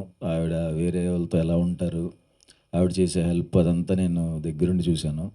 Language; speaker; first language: Telugu; native; Telugu